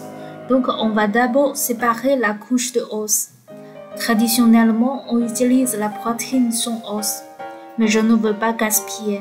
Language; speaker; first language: French; non-native, fluent; Chinese